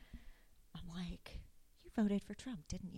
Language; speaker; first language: English; native; English